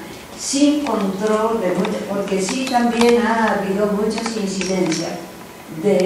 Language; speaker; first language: Spanish; non-native, fluent; Japanese